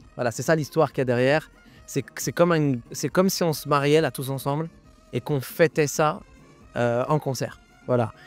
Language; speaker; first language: French; early bilingual, other home language; Arabic